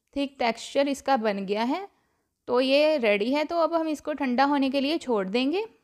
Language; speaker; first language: Hindi; non-native, local second language; Punjabi